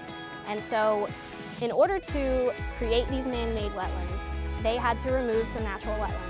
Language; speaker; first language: English; native; English